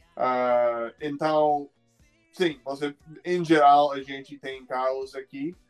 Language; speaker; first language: Portuguese; non-native, fluent; English